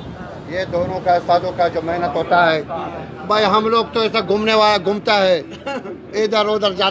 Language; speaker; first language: Hindi; non-native, learner; Arabic